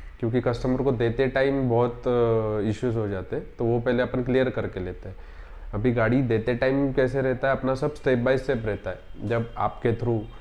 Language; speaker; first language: Hindi; non-native, local second language; Marathi